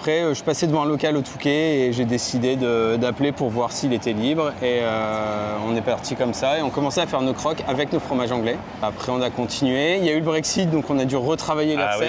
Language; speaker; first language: French; native; French